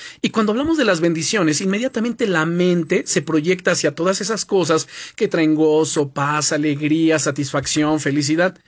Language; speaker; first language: Spanish; native; Spanish